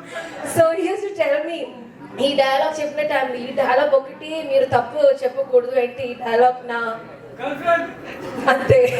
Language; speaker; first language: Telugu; non-native, fluent; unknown